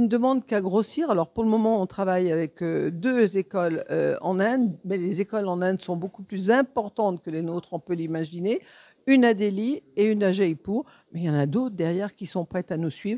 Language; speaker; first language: French; native; French